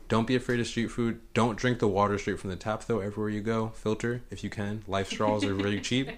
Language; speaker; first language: English; native; English